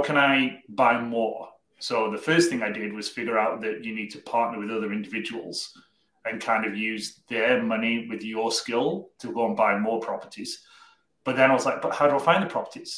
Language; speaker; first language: English; native; English